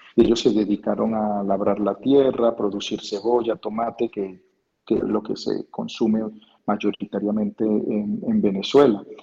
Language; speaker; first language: Spanish; native; Spanish